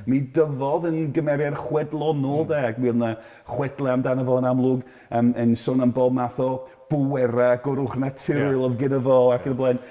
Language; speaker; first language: Welsh; native; Welsh